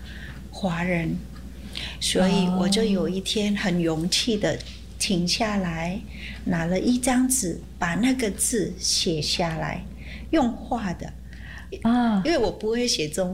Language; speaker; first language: Chinese; early bilingual, heritage; Chinese